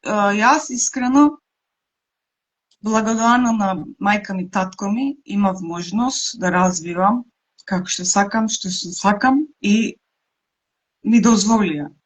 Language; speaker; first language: Macedonian; non-native, local second language; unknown